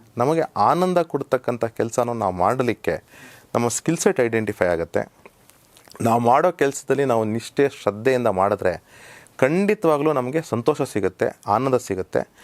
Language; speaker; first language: Kannada; native; Kannada